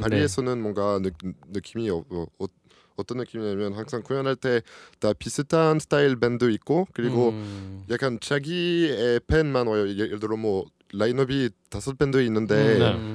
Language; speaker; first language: Korean; non-native, learner; French